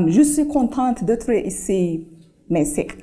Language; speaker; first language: French; non-native, learner; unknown